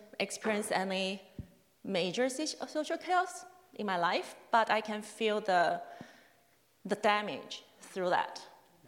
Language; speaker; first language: English; non-native, fluent; Chinese